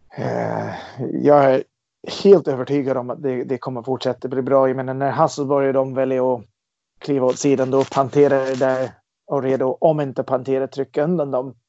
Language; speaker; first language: Swedish; non-native, fluent; English